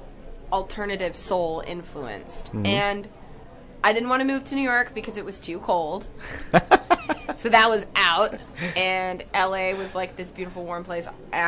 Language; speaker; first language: English; native; English